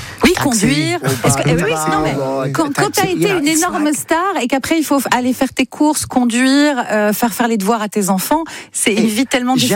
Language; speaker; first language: French; native; French